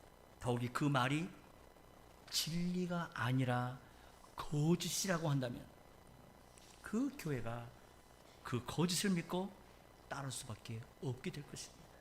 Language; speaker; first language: Korean; native; Korean